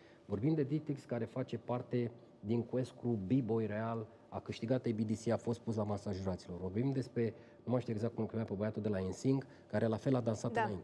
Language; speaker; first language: Romanian; native; Romanian